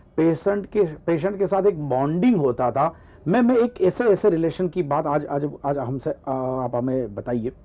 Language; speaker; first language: Hindi; non-native, local second language; Gujarati